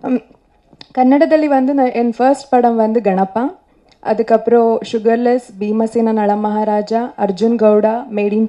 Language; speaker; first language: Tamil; non-native, learner; Kannada